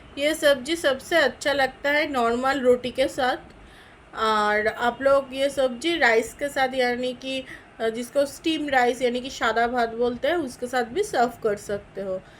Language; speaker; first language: Hindi; non-native, local second language; Bangla